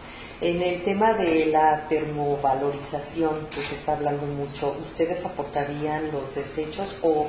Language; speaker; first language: Spanish; native; Spanish